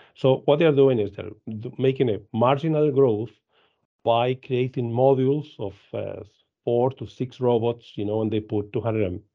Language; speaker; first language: English; non-native, fluent; Spanish